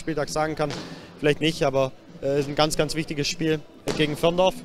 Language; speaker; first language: German; native; German